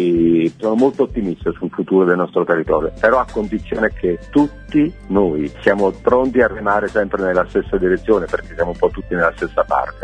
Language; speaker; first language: Italian; native; Italian